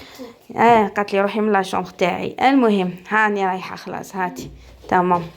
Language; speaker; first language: Arabic; native; Arabic